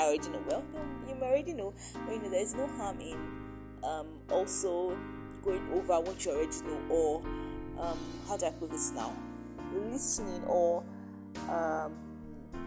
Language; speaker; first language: English; non-native, local second language; Yoruba